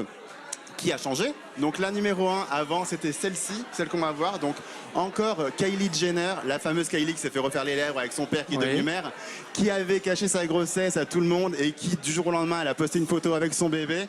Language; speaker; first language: French; native; French